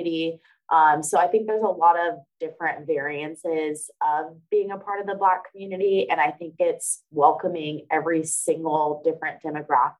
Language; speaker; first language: English; native; English